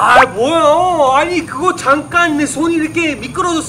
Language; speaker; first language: Korean; non-native, fluent; English